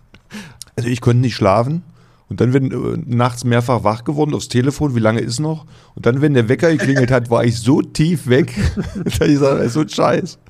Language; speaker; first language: German; native; German